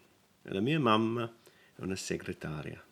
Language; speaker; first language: Italian; non-native, learner; English